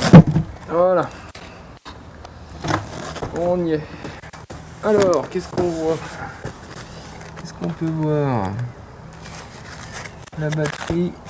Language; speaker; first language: French; native; French